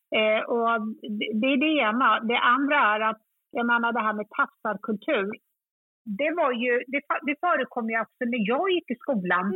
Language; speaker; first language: Swedish; early bilingual, other home language; Kurdish